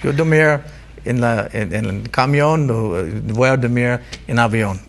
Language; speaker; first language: Spanish; non-native, learner; English